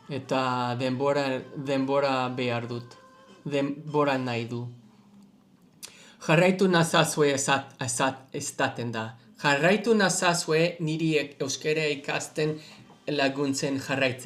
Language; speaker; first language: Basque; non-native, learner; English